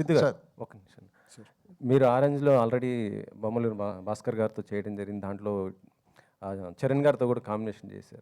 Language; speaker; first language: Telugu; native; Telugu